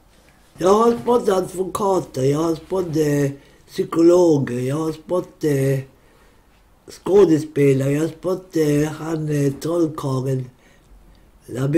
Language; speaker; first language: Swedish; non-native, local second language; Romany